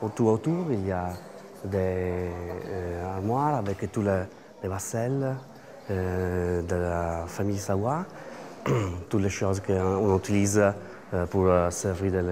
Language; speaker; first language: French; non-native, learner; Italian